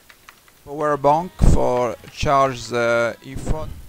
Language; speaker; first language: English; non-native, learner; French